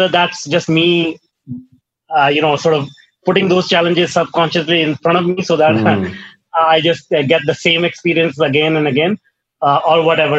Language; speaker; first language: English; non-native, local second language; Hindi